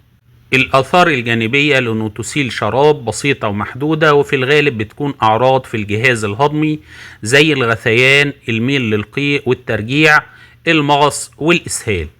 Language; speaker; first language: Arabic; native; Arabic